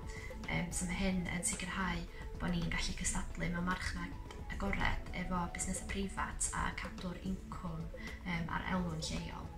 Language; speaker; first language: Welsh; native; Welsh